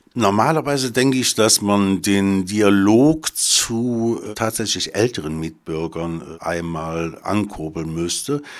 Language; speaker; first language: German; native; German